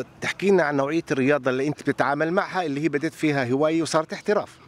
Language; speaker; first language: Arabic; native; Arabic